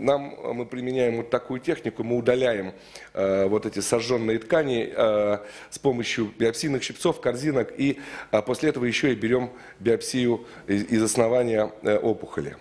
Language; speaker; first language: Russian; native; Russian